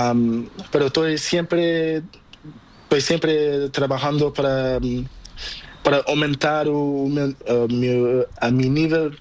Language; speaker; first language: Spanish; non-native, learner; Portuguese